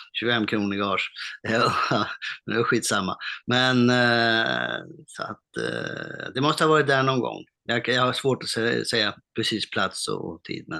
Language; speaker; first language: Swedish; native; Swedish